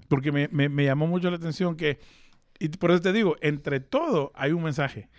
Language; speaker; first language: Spanish; early bilingual, heritage; Spanish